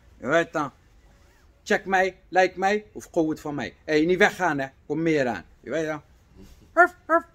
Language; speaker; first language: Dutch; non-native, fluent; Arabic